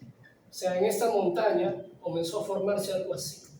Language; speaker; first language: Spanish; native; Spanish